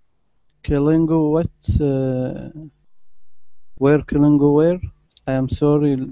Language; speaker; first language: English; non-native, learner; Arabic